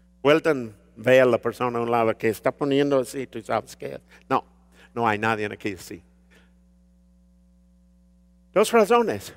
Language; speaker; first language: Spanish; early bilingual, heritage; Spanish